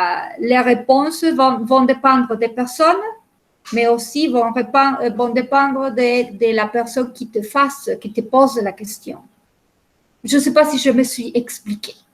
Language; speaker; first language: French; non-native, fluent; Spanish